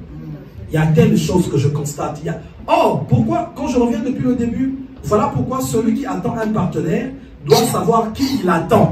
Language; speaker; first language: French; non-native, local second language; Lingala